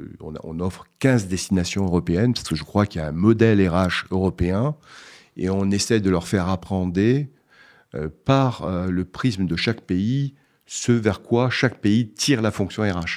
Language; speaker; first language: French; native; French